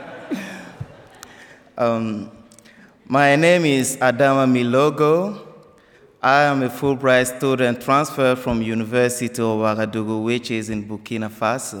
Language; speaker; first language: English; non-native, fluent; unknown